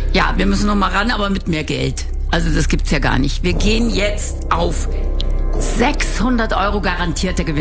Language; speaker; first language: German; native; German